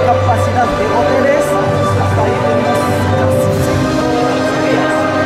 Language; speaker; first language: Spanish; non-native, learner; Arabic